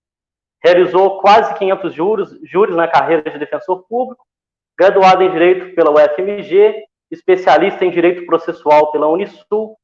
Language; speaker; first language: Portuguese; native; Portuguese